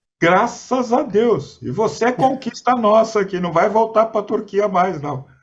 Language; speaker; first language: Portuguese; native; Portuguese